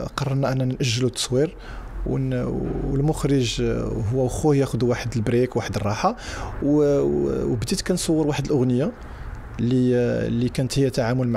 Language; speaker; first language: Arabic; native; Arabic